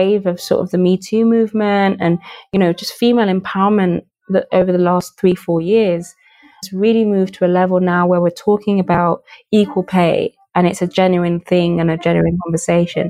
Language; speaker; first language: English; native; English